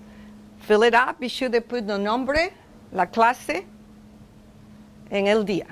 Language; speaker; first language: Spanish; non-native, fluent; English